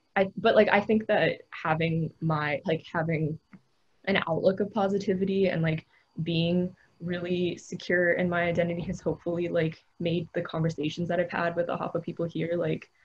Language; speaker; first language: English; native; English